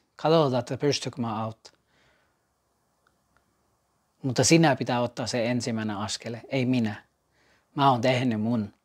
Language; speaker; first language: Finnish; non-native, fluent; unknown